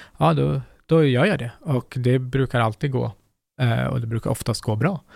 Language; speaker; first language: Swedish; early bilingual, other home language; Kurdish